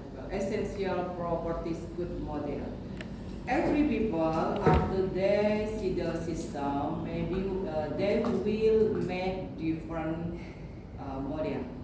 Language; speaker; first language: English; non-native, learner; Indonesian